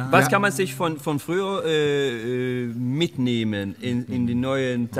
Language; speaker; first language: German; non-native, learner; Swedish